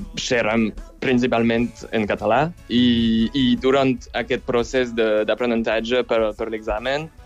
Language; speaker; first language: Catalan; non-native, fluent; French